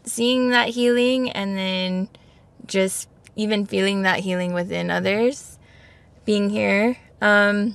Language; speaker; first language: English; native; English